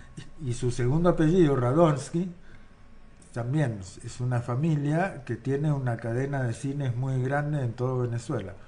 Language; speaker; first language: Spanish; native; Spanish